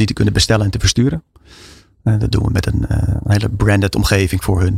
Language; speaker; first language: Dutch; native; Dutch